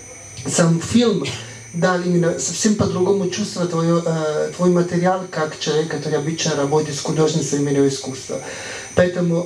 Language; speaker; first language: Russian; non-native, fluent; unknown